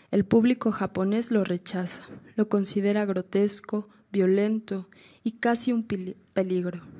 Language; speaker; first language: Spanish; native; Spanish